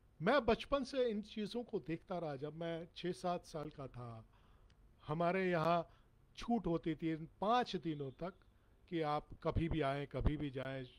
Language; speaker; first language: Hindi; non-native, local second language; Bangla